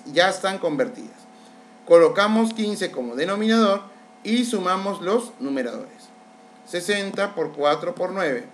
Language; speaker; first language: Spanish; native; Spanish